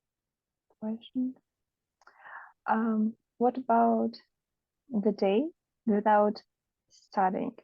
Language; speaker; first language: English; non-native, learner; Russian